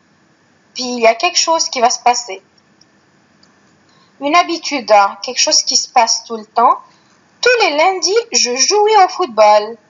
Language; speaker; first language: French; non-native, fluent; Arabic